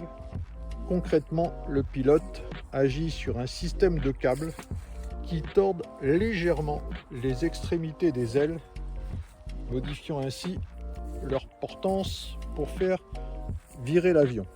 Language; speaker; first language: French; native; French